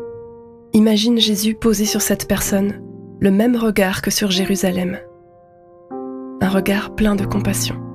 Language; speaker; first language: French; native; French